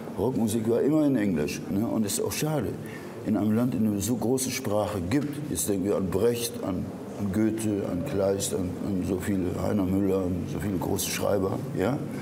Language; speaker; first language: German; native; German